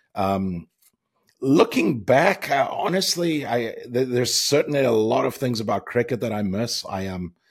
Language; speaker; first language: English; native; English